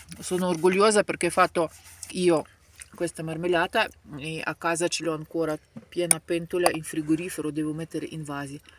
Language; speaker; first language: Italian; non-native, fluent; Ukrainian